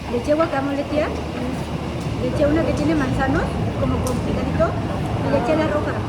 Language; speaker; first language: Spanish; native; Spanish